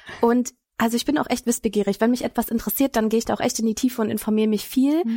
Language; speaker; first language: German; native; German